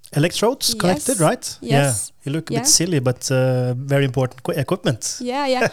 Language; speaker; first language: English; non-native, fluent; Portuguese